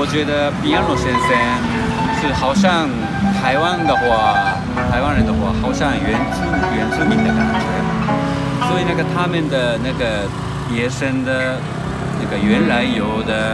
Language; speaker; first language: Chinese; non-native, learner; Japanese